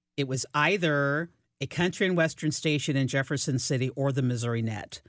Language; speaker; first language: English; native; English